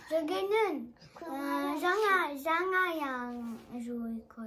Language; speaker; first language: Korean; early bilingual, heritage; Korean